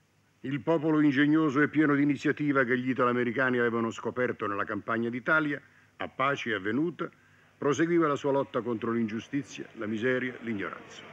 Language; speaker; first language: Italian; native; Italian